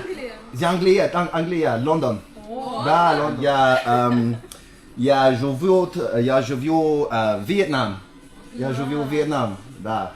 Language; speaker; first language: Russian; non-native, learner; English